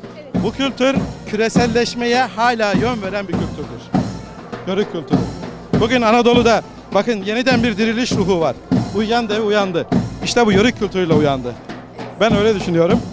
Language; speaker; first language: Turkish; native; Turkish